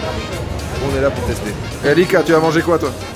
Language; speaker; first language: French; native; French